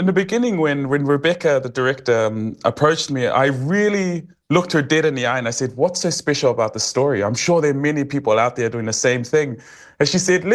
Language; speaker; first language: English; native; English